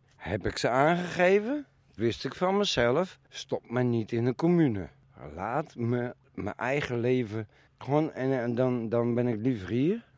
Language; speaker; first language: Dutch; native; Dutch